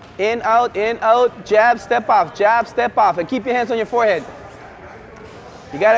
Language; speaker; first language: English; native; English